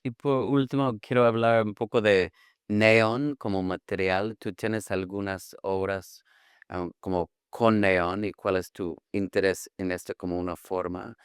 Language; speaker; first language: Spanish; non-native, fluent; English